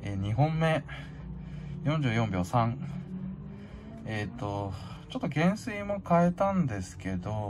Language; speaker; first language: Japanese; native; Japanese